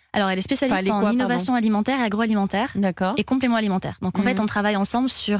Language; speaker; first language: French; native; French